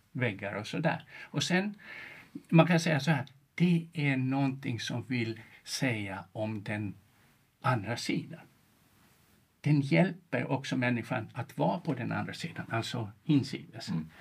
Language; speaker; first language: Swedish; non-native, local second language; Finnish